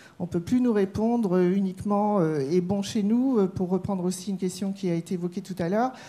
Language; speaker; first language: French; native; French